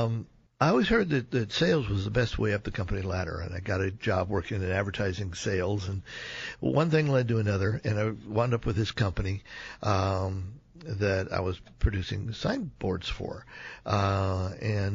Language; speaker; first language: English; native; English